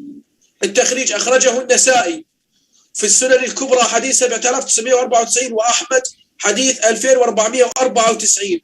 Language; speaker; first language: Arabic; native; Arabic